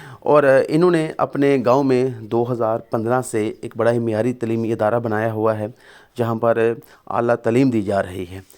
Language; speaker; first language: Urdu; non-native, local second language; Punjabi